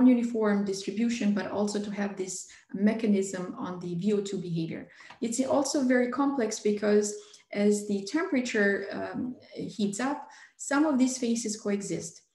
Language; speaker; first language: English; non-native, fluent; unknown